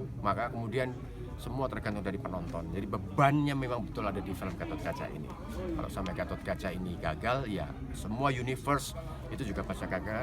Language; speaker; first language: Indonesian; native; Indonesian